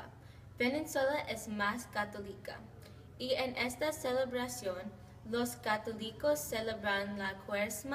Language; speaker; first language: Spanish; non-native, learner; English